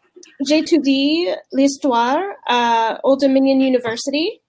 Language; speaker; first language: French; non-native, learner; English